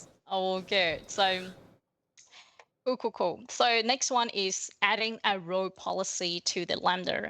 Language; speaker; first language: English; non-native, fluent; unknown